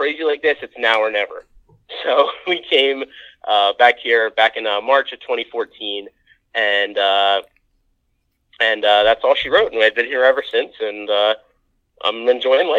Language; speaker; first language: English; native; English